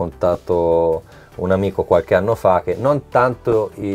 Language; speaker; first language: Italian; native; Italian